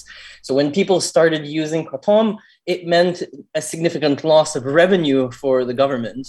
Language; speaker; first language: English; native; English